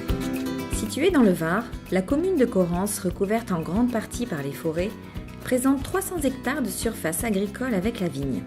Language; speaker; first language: French; native; French